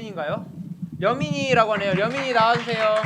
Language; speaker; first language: Korean; native; Korean